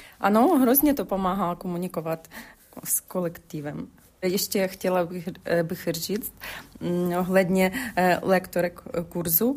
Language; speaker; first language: Czech; non-native, learner; Ukrainian